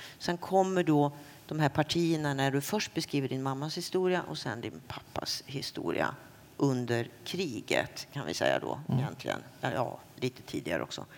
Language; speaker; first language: Swedish; native; Swedish